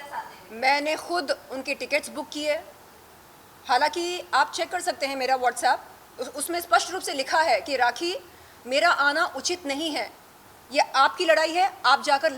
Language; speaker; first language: Hindi; native; Hindi